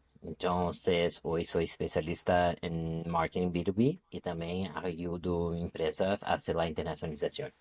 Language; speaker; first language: Spanish; non-native, local second language; Portuguese